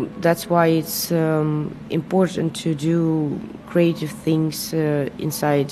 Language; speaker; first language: English; non-native, fluent; Arabic